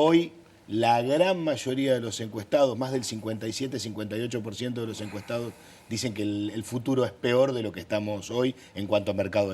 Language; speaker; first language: Spanish; native; Spanish